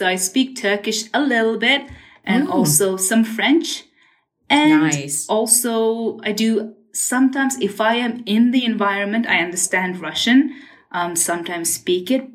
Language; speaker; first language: English; non-native, fluent; Mongolian